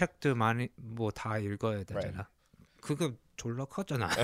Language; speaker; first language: Korean; early bilingual, heritage; English